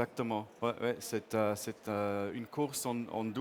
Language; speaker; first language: French; non-native, fluent; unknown